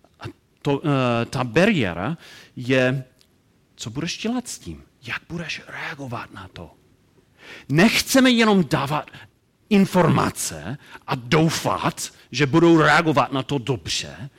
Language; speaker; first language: Czech; non-native, learner; English